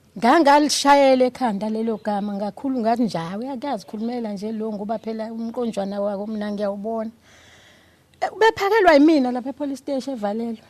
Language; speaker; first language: Zulu; native; Zulu